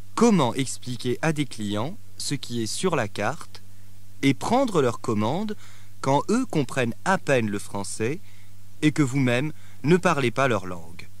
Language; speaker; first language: French; native; French